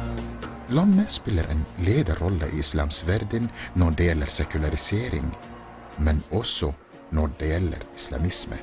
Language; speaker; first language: Norwegian; non-native, fluent; Arabic